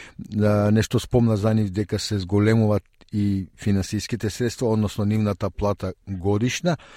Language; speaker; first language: Macedonian; early bilingual, heritage; Macedonian